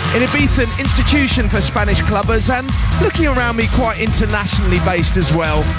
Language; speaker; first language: English; native; English